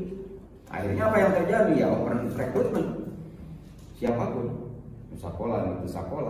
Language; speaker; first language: Indonesian; native; Indonesian